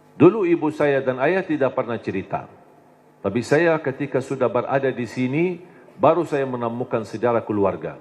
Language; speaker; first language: Indonesian; non-native, fluent; Arabic